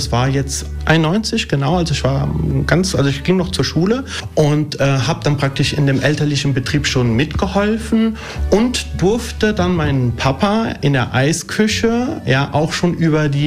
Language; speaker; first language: German; early bilingual, other home language; Italian